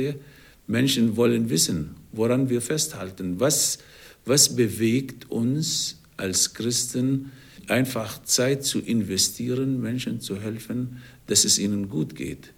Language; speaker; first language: German; non-native, fluent; Arabic